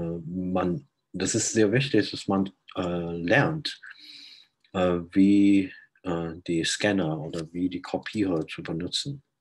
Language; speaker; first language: German; non-native, fluent; Chinese